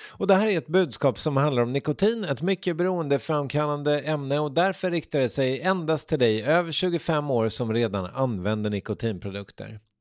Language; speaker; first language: Swedish; native; Swedish